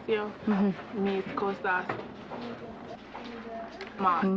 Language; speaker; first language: Spanish; non-native, learner; English